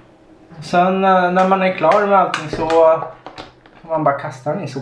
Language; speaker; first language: Swedish; native; Swedish